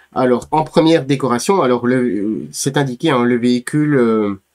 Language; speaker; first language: French; native; French